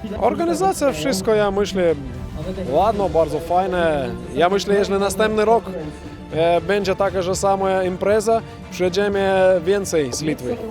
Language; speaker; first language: Polish; non-native, learner; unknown